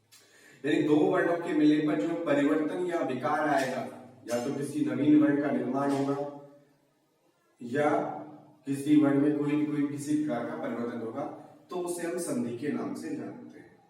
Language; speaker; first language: Hindi; native; Hindi